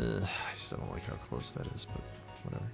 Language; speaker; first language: English; native; English